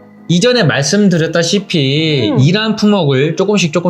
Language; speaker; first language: Korean; native; Korean